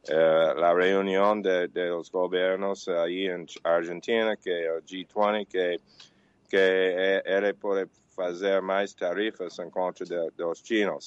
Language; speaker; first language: Portuguese; non-native, learner; English